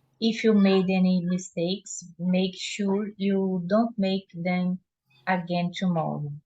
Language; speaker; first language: English; non-native, learner; Portuguese